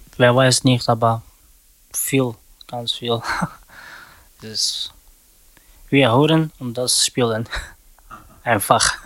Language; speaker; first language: German; non-native, learner; Romany